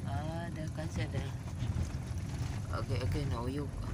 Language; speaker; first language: Swedish; non-native, learner; Filipino